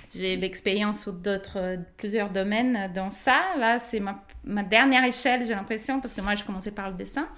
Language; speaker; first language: French; non-native, fluent; Portuguese